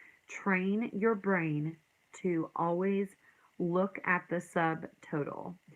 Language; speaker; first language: English; native; English